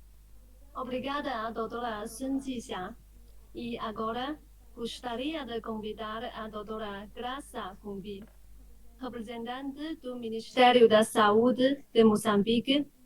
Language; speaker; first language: Portuguese; non-native, fluent; Chinese